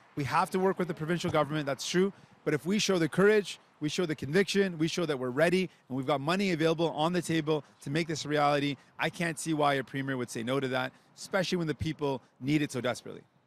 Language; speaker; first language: English; early bilingual, other home language; Punjabi